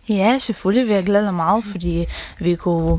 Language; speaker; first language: Danish; non-native, fluent; Ukrainian